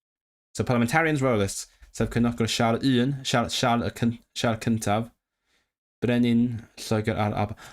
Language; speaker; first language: Welsh; non-native, learner; Cantonese